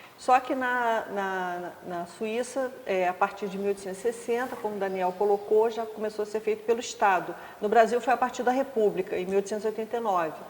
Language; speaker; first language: Portuguese; native; Portuguese